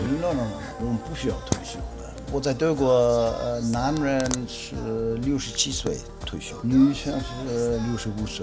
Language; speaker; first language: Chinese; non-native, learner; German